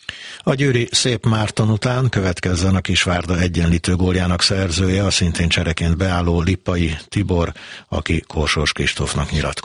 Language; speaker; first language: Hungarian; native; Hungarian